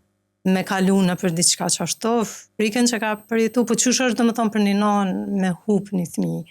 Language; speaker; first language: Albanian; native; Albanian